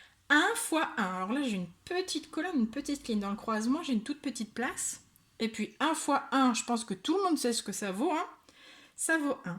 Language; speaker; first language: French; native; French